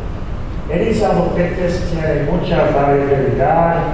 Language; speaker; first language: Spanish; non-native, fluent; English